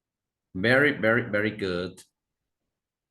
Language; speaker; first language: English; non-native, fluent; Spanish